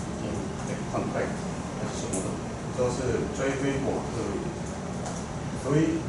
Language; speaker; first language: Chinese; non-native, fluent; Korean